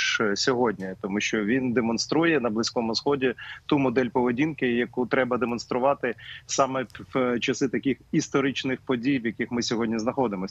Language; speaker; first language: Ukrainian; native; Ukrainian